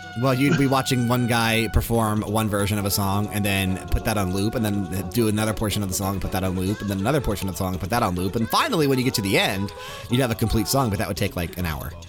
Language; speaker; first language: English; native; English